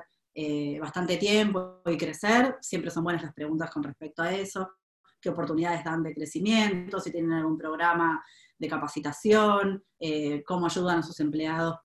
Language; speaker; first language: Spanish; native; Spanish